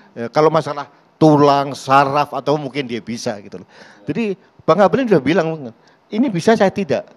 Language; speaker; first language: Indonesian; native; Indonesian